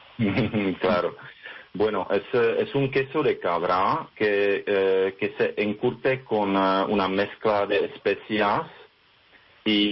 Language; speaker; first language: Spanish; non-native, fluent; Czech